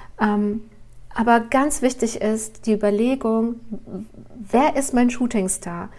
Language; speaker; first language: German; early bilingual, other home language; Russian